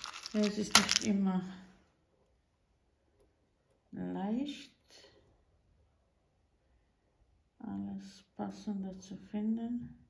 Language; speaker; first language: German; non-native, fluent; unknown